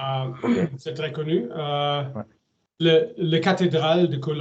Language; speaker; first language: French; non-native, learner; German